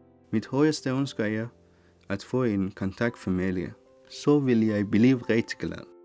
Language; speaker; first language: Danish; non-native, learner; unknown